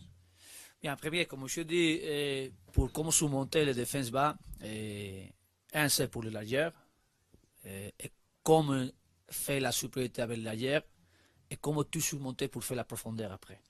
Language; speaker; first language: French; non-native, learner; Spanish